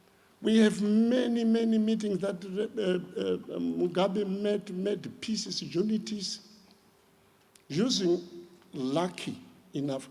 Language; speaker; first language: English; non-native, local second language; Shona